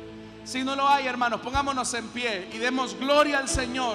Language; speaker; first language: Spanish; native; Spanish